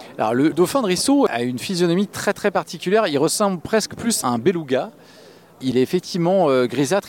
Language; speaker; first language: French; native; French